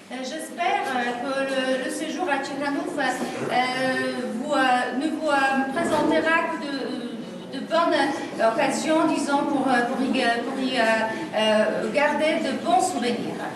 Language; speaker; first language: French; non-native, fluent; Polish